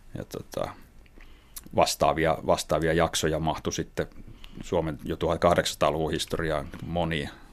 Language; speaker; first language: Finnish; native; Finnish